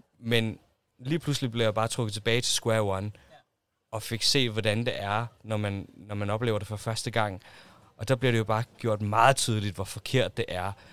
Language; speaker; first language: Danish; early bilingual, other home language; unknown